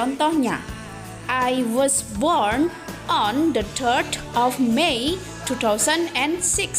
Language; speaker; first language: English; non-native, fluent; Indonesian